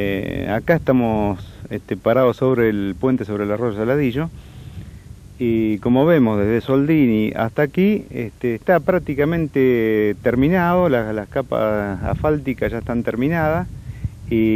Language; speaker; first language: Spanish; native; Spanish